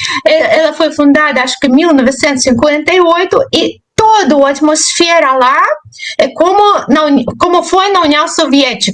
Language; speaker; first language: Portuguese; non-native, fluent; Russian